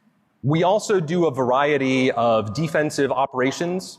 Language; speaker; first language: English; native; English